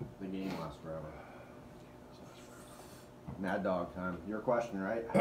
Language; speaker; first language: English; native; English